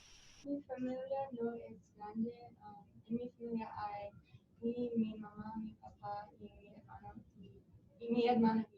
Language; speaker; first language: Spanish; non-native, learner; English